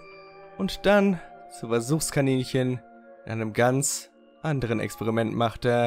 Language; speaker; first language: German; native; German